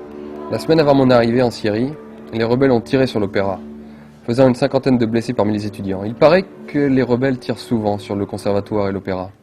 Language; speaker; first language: French; native; French